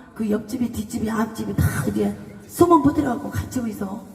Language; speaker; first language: Korean; native; Korean